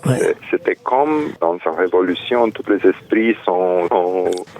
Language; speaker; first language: French; non-native, fluent; Romanian